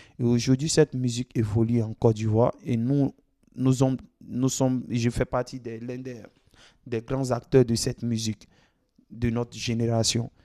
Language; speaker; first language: French; non-native, local second language; Dyula